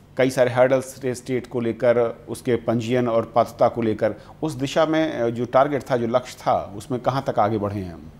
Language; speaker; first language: Hindi; native; Hindi